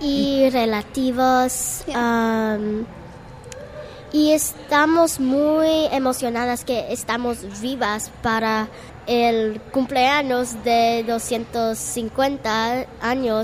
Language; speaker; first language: Spanish; non-native, learner; English